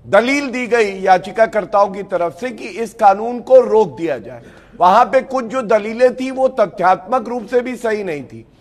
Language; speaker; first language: Hindi; native; Hindi